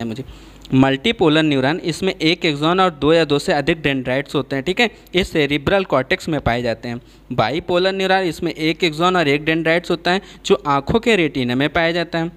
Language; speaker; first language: Hindi; native; Hindi